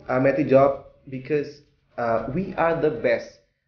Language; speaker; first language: English; non-native, fluent; Indonesian